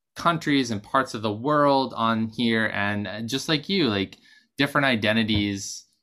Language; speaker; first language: English; native; English